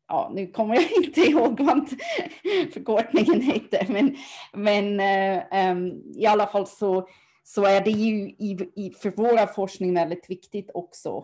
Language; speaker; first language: Swedish; non-native, fluent; German